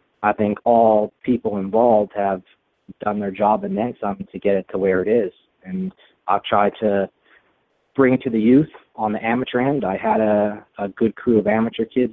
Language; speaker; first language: English; native; English